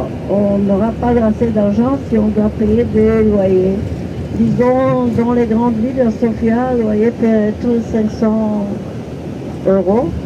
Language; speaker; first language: French; non-native, fluent; Bulgarian